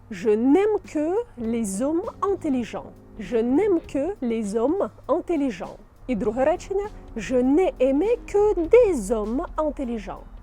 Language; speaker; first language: French; non-native, fluent; Ukrainian